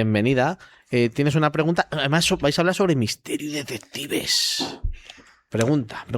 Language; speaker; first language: Spanish; native; Spanish